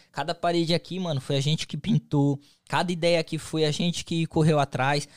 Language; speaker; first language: Portuguese; native; Portuguese